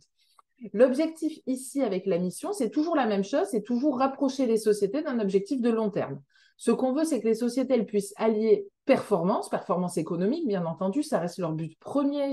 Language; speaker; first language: French; native; French